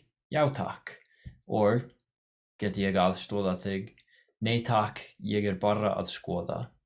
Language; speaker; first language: Icelandic; non-native, learner; English